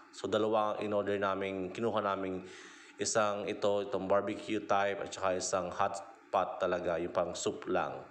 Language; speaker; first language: Filipino; native; Filipino